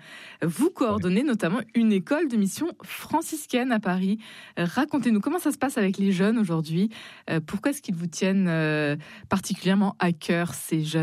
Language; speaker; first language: French; native; French